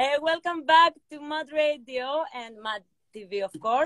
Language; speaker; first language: English; non-native, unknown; Greek